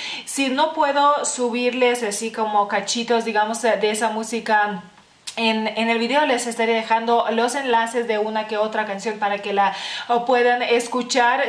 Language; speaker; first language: Spanish; non-native, fluent; Lithuanian